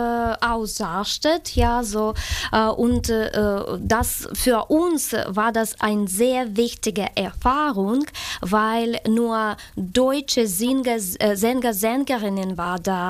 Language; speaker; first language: German; non-native, learner; Ukrainian